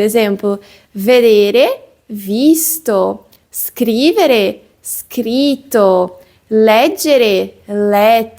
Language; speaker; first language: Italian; non-native, fluent; Portuguese